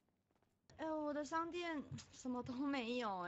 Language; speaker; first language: Chinese; native; Chinese